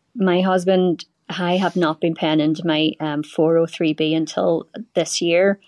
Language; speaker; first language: English; native; English